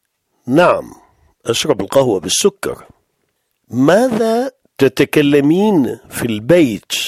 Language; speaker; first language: Arabic; non-native, fluent; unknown